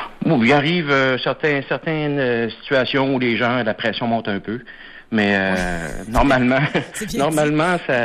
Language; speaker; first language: French; native; French